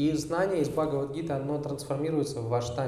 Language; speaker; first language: Russian; native; Russian